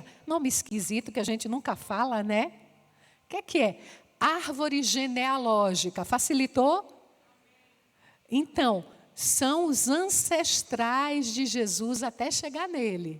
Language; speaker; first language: Portuguese; native; Portuguese